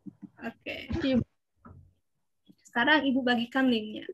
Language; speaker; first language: Indonesian; native; Indonesian